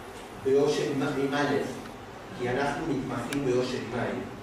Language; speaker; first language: Hebrew; non-native, fluent; Spanish